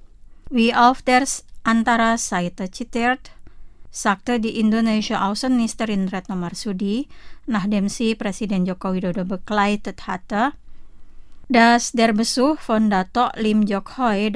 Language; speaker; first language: German; non-native, fluent; Indonesian